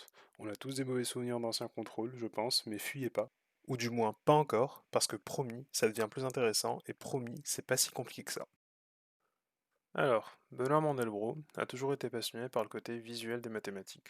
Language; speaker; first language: French; native; French